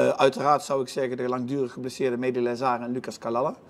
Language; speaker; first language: Dutch; native; Dutch